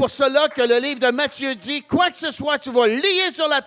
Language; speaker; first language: French; native; French